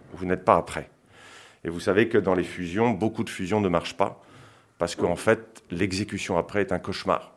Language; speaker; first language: French; early bilingual, other home language; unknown